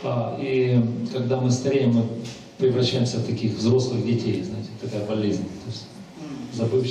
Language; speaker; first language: Russian; native; Russian